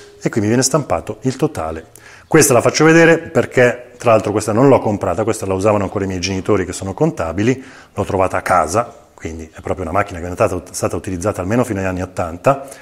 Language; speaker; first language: Italian; native; Italian